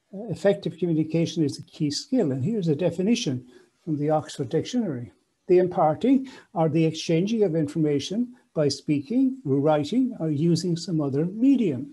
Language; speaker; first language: English; native; English